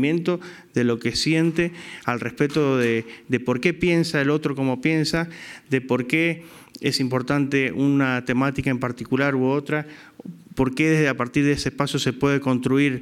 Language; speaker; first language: Spanish; native; Spanish